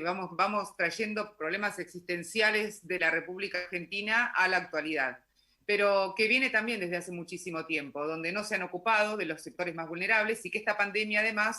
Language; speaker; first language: Spanish; native; Spanish